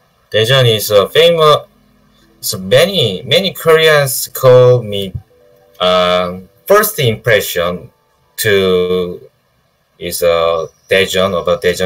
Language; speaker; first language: English; non-native, learner; Korean